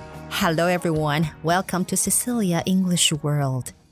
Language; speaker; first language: English; non-native, fluent; Chinese